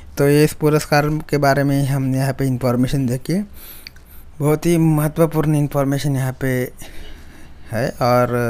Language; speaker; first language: Hindi; non-native, local second language; Marathi